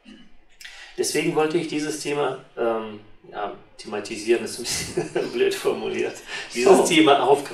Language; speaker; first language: German; non-native, fluent; Russian